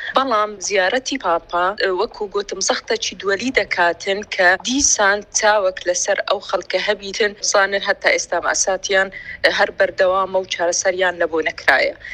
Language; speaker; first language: Central Kurdish; non-native, local second language; Kurdish